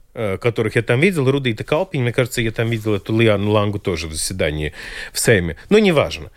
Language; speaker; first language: Russian; non-native, local second language; Latvian